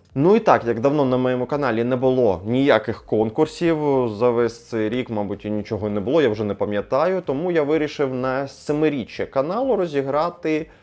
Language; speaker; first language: Ukrainian; non-native, local second language; Russian